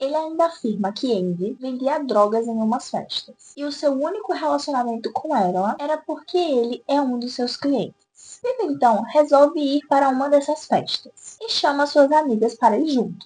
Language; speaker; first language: Portuguese; native; Portuguese